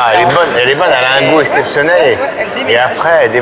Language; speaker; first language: French; native; French